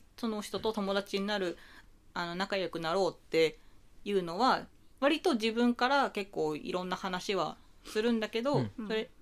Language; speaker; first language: Japanese; native; Japanese